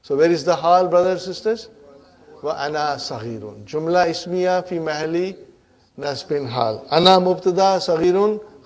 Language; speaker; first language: Arabic; non-native, fluent; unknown